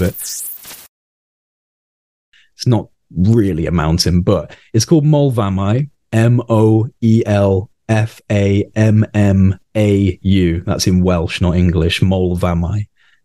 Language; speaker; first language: English; native; English